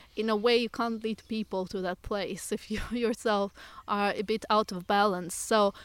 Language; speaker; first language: English; non-native, fluent; Russian